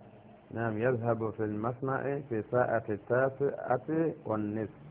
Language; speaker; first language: Arabic; non-native, fluent; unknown